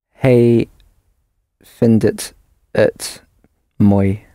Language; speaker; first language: Dutch; non-native, learner; English